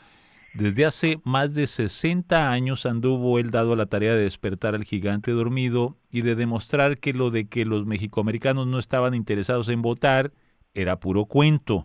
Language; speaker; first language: Spanish; native; Spanish